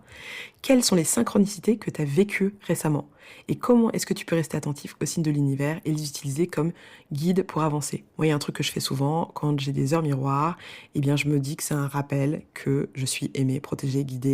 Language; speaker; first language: French; native; French